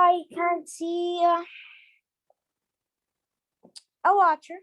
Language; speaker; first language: English; non-native, learner; Arabic